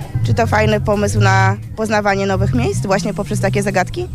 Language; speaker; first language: Polish; native; Polish